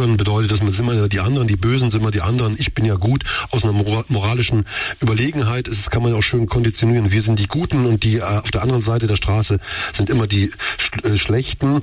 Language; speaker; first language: German; native; German